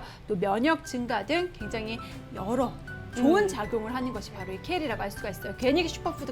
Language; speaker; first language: Korean; native; Korean